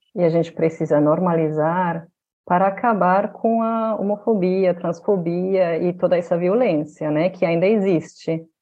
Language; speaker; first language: Portuguese; non-native, fluent; German